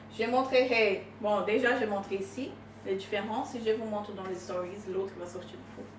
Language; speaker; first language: French; non-native, fluent; Portuguese